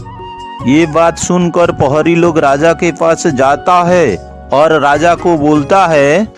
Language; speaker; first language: Hindi; non-native, local second language; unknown